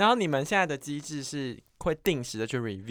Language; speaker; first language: Chinese; native; Chinese